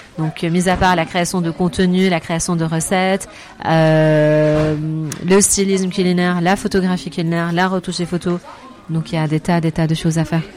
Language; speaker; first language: French; non-native, fluent; Arabic